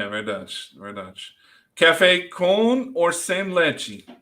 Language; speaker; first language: Portuguese; non-native, learner; English